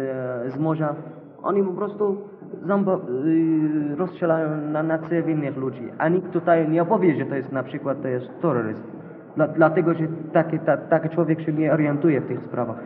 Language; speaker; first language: Polish; non-native, learner; Arabic